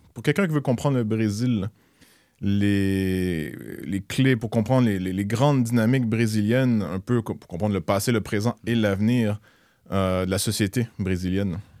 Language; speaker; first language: French; native; French